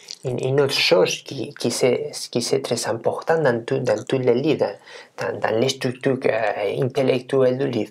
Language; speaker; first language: French; non-native, fluent; Spanish